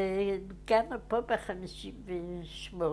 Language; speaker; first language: Hebrew; non-native, fluent; Yiddish